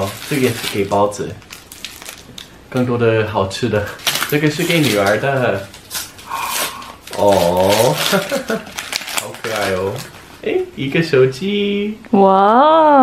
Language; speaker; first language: Chinese; non-native, fluent; English